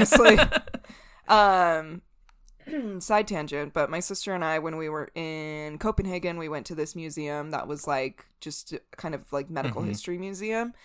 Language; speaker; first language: English; native; English